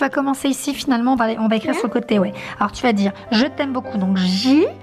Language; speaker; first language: French; native; French